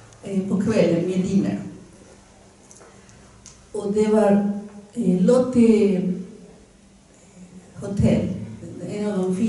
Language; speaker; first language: Swedish; non-native, fluent; Spanish